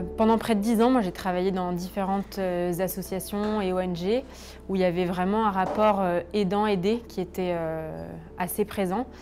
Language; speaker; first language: French; native; French